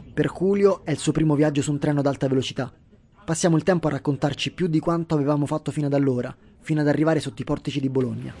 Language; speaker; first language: Italian; native; Italian